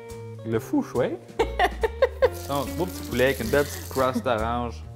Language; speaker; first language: French; native; French